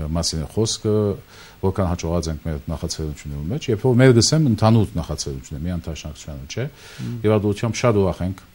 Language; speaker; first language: Armenian; early bilingual, heritage; Armenian